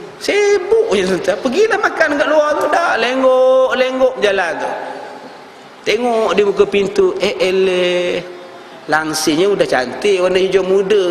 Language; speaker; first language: Malay; native; Malay